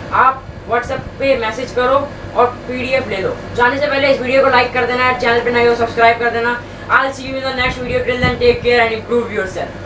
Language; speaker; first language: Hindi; native; Hindi